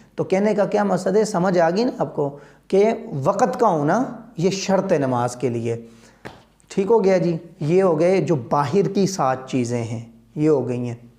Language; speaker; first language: Urdu; non-native, local second language; Punjabi